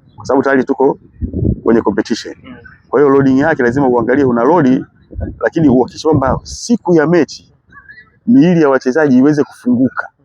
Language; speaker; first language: Swahili; native; Swahili